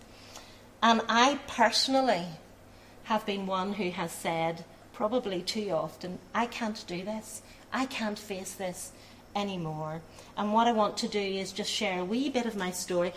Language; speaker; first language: English; native; English